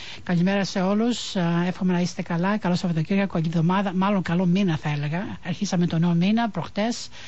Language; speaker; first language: Greek; native; Greek